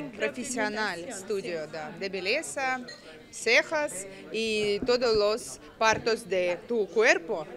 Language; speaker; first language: Spanish; non-native, learner; Russian